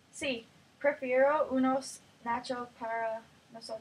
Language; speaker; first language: Spanish; non-native, learner; English